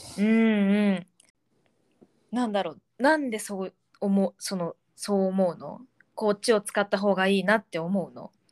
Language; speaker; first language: Japanese; native; Japanese